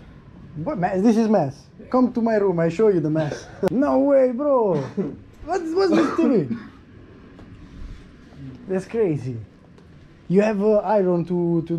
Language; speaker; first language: English; non-native, fluent; Italian